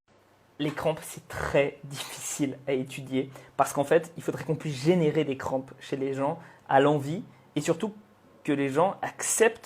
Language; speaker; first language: French; native; French